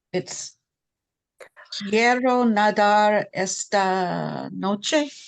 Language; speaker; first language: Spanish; non-native, learner; English